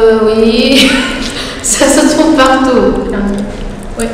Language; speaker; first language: French; non-native, local second language; Arabic